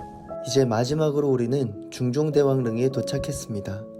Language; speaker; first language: Korean; native; Korean